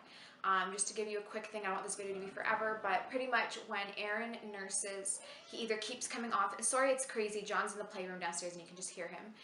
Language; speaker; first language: English; native; English